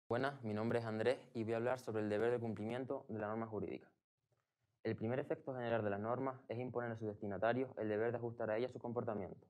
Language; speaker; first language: Spanish; native; Spanish